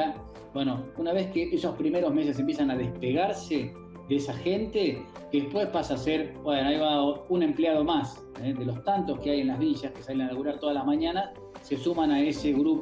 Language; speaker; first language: Spanish; native; Spanish